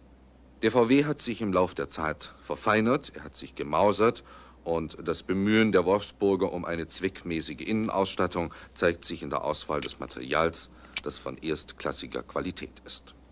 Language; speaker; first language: German; native; German